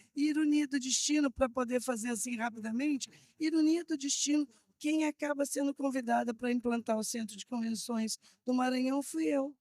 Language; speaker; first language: Portuguese; native; Portuguese